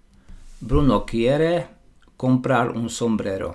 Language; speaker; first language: Spanish; non-native, fluent; Slovak